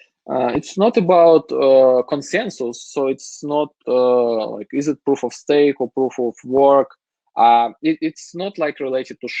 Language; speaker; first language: English; non-native, fluent; Russian